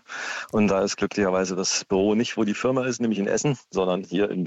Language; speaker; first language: German; native; German